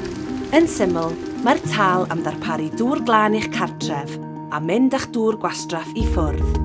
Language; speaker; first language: Welsh; native; Welsh